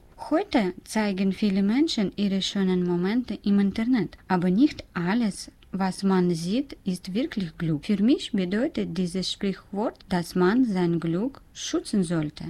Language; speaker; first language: German; non-native, learner; Russian